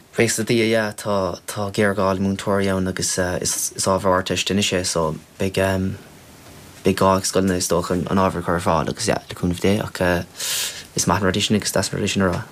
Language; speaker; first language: Irish; non-native, local second language; English